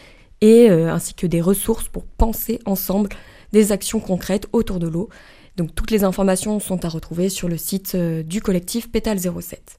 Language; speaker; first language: French; native; French